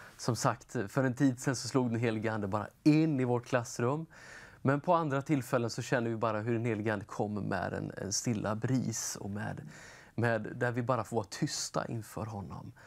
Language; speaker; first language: Swedish; native; Swedish